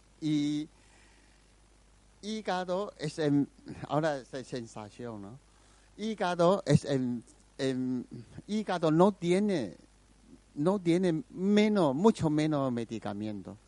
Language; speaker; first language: Spanish; non-native, learner; Chinese